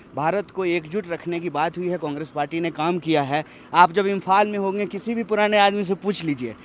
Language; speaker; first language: Hindi; native; Hindi